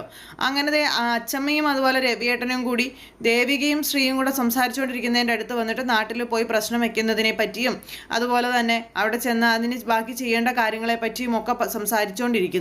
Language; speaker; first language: Malayalam; native; Malayalam